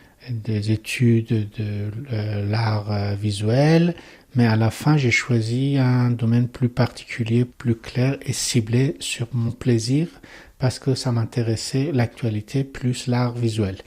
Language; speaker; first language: French; non-native, learner; Persian